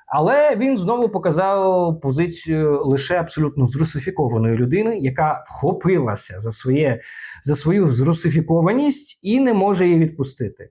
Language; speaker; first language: Ukrainian; non-native, local second language; Russian